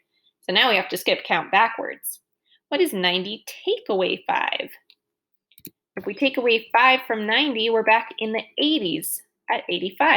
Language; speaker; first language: English; native; English